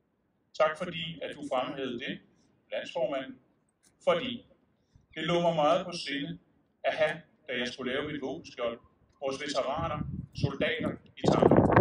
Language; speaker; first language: Danish; native; Danish